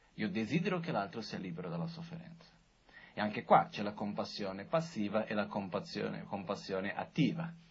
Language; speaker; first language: Italian; non-native, fluent; Portuguese